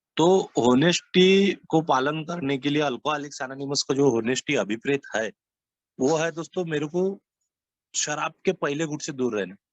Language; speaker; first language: Hindi; non-native, local second language; Marathi